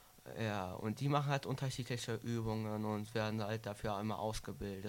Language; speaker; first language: German; native; German